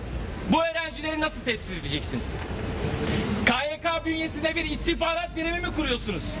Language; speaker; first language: Turkish; native; Turkish